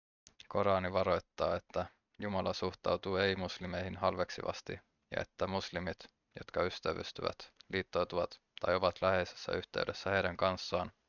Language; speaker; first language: Finnish; native; Finnish